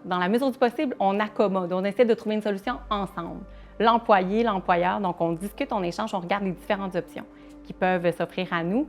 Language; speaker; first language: French; native; French